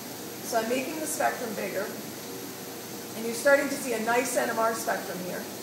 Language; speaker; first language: English; native; English